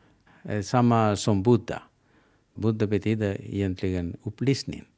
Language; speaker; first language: Swedish; non-native, learner; Sinhala